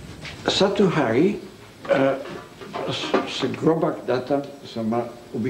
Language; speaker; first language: Indonesian; non-native, local second language; Dutch